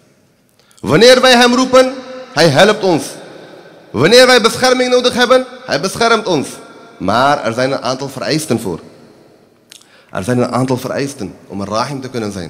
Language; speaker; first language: Dutch; early bilingual, other home language; Urdu